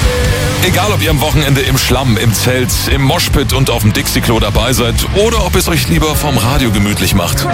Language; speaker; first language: German; native; German